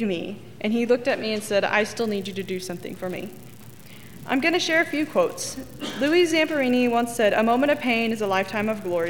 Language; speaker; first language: English; native; English